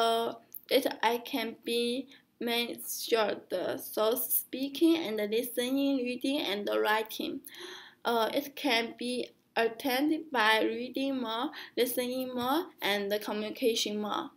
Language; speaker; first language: English; non-native, learner; Chinese